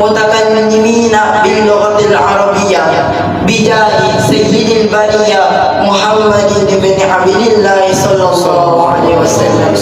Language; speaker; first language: Arabic; non-native, learner; Malay